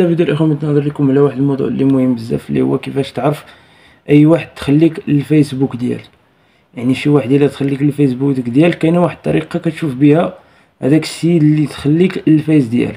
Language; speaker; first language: Arabic; native; Arabic